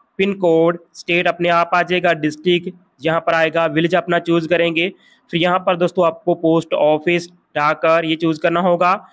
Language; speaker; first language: Hindi; non-native, local second language; Punjabi